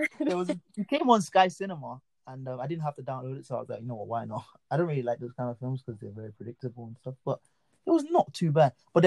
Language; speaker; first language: English; non-native, local second language; Yoruba